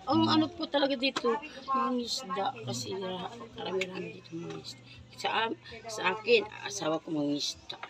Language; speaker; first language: Filipino; non-native, local second language; Bikol